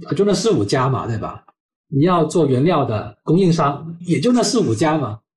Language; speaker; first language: Chinese; non-native, local second language; Cantonese